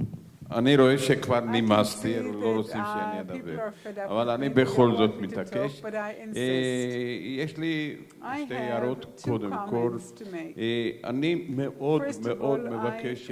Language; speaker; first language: Hebrew; non-native, fluent; Georgian